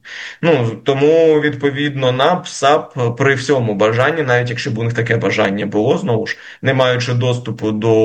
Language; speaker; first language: Ukrainian; native; Ukrainian